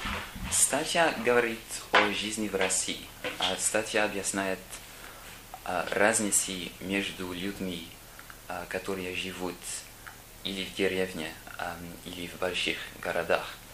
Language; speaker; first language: Russian; non-native, learner; English